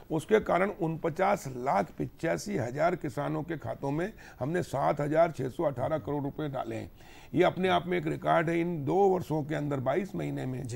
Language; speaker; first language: Hindi; native; Hindi